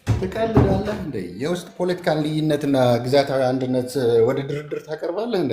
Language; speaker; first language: Amharic; non-native, local second language; Tigrinya